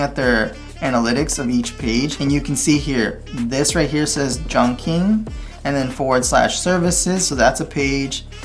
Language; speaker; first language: English; native; English